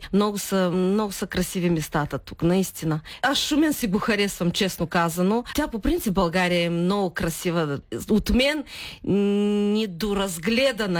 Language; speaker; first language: Bulgarian; early bilingual, heritage; Bulgarian